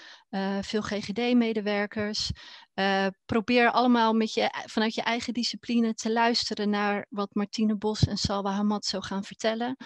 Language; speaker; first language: Dutch; native; Dutch